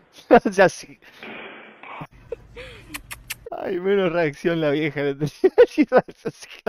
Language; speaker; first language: Spanish; native; Spanish